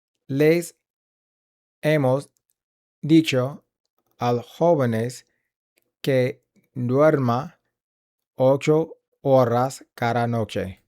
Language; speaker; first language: Spanish; non-native, learner; English